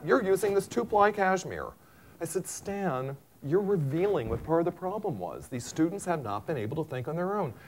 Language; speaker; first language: English; native; English